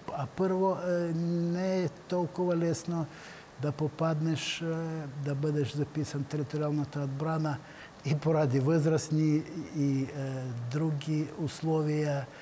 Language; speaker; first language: Bulgarian; non-native, fluent; Ukrainian